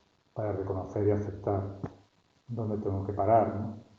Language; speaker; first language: Spanish; native; Spanish